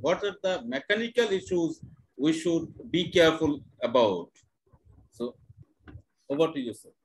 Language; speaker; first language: English; non-native, local second language; Bangla